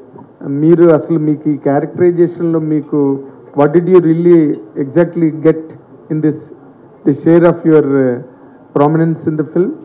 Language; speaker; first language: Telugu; native; Telugu